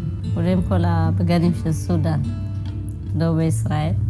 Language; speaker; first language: Hebrew; non-native, fluent; Amharic